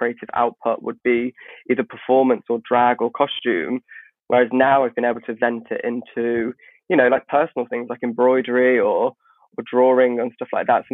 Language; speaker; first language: English; native; English